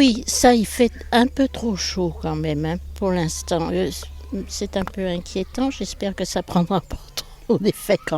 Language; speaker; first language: French; native; French